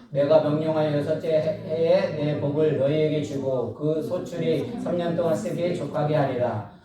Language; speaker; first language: Korean; native; Korean